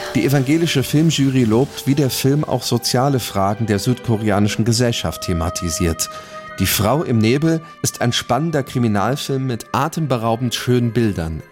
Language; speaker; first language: German; native; German